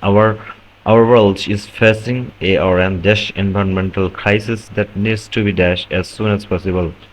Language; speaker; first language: English; non-native, local second language; Bangla